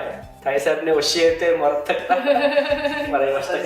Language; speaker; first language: Japanese; non-native, fluent; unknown